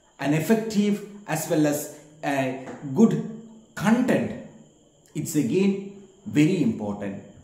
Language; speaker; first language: English; non-native, local second language; Malayalam